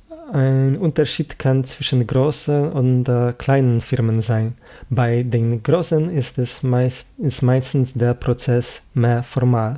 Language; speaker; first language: German; non-native, fluent; Polish